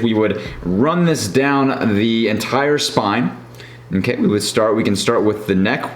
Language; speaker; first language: English; native; English